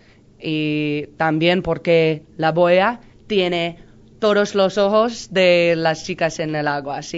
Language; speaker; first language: Spanish; non-native, learner; English